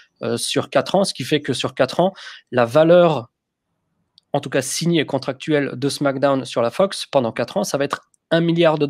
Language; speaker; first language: French; native; French